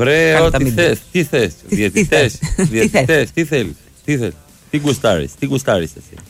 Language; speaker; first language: Greek; native; Greek